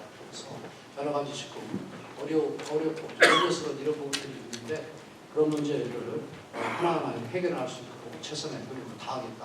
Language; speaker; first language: Korean; native; Korean